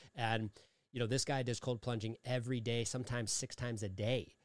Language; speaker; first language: English; native; English